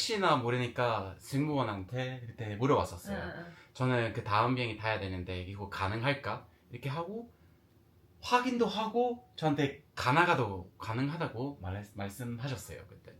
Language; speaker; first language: Korean; non-native, fluent; English